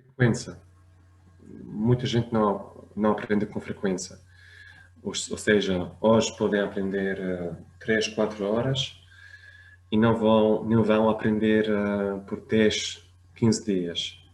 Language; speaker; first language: Portuguese; non-native, fluent; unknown